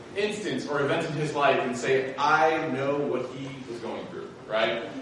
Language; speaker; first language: English; native; English